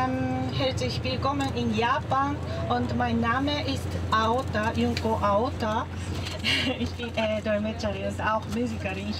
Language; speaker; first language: German; non-native, fluent; Japanese